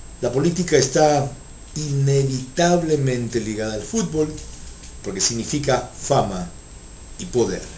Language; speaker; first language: Spanish; native; Spanish